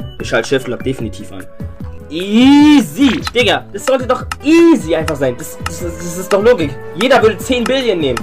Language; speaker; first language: German; native; German